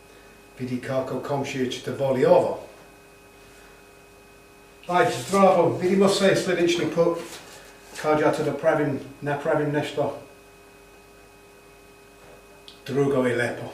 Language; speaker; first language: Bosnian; non-native, learner; English